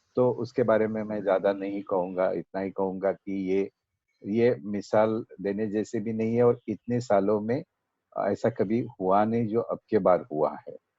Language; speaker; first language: Hindi; non-native, local second language; Marathi